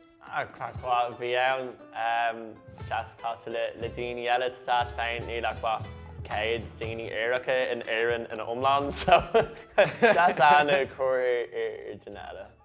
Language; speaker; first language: Irish; non-native, local second language; English